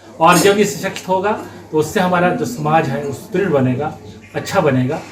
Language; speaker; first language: Hindi; native; Hindi